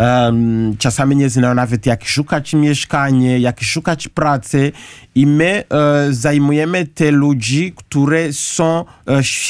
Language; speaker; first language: Polish; non-native, learner; Kinyarwanda